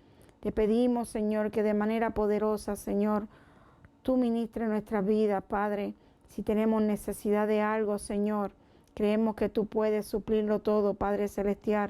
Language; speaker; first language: Spanish; native; Spanish